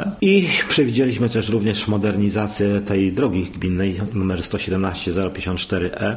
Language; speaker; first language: Polish; native; Polish